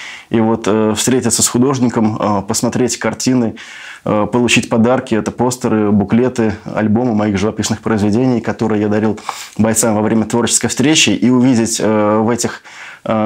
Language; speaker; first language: Russian; native; Russian